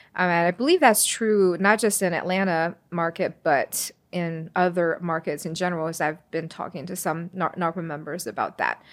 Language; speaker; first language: English; early bilingual, other home language; Chinese